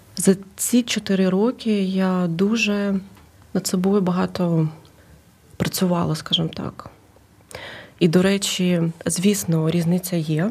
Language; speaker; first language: Ukrainian; native; Ukrainian